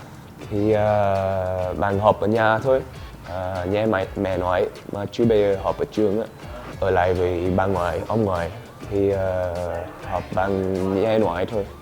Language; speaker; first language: Vietnamese; early bilingual, heritage; Vietnamese